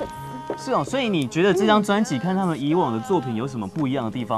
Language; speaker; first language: Chinese; native; Chinese